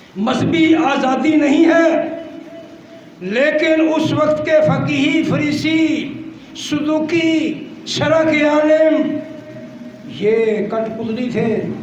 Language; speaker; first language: Urdu; non-native, local second language; Punjabi